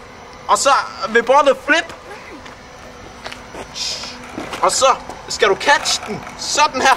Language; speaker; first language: Danish; native; Danish